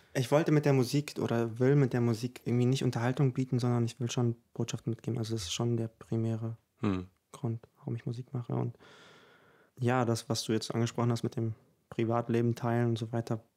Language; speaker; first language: German; early bilingual, other home language; Ukrainian